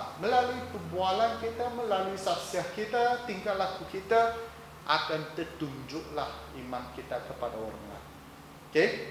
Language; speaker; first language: Malay; non-native, local second language; Chinese